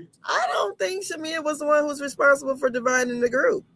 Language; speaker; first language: English; native; English